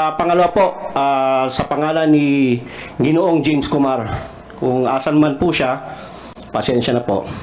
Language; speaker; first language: Filipino; non-native, local second language; Cebuano